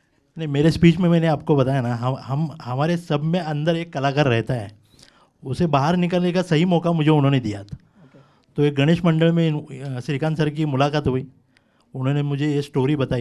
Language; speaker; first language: Hindi; non-native, local second language; Marathi